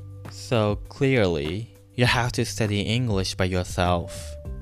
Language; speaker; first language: English; non-native, fluent; Japanese